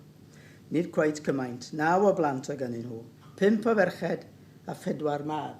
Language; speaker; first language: Welsh; native; Welsh